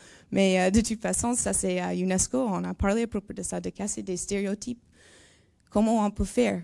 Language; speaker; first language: French; non-native, learner; English